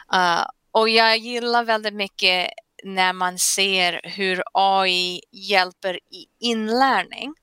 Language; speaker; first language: Swedish; non-native, fluent; English